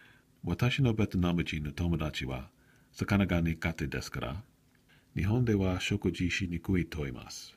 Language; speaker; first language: Japanese; non-native, learner; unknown